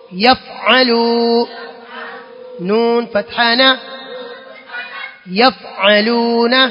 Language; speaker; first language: Arabic; non-native, learner; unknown